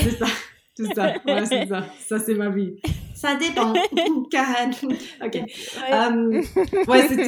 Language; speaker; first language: French; non-native, learner; English